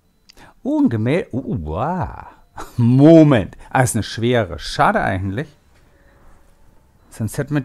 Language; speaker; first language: German; native; German